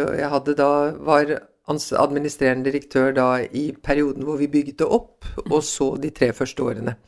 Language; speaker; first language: Norwegian; early bilingual, other home language; Swedish